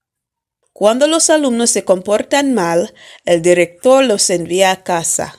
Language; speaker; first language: Spanish; non-native, fluent; English